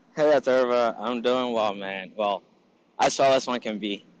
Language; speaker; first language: English; early bilingual, other home language; Akan